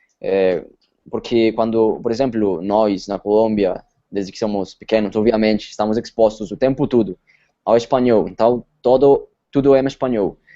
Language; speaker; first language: Portuguese; non-native, fluent; Spanish